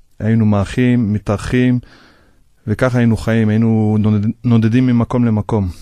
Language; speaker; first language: Hebrew; native; Hebrew